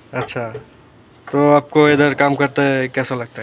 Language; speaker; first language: Hindi; non-native, learner; Bangla